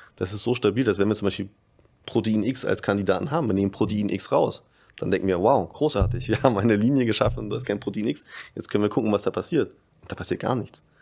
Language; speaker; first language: German; native; German